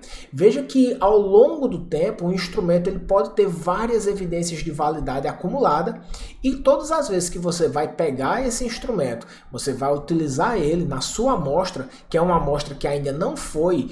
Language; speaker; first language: Portuguese; native; Portuguese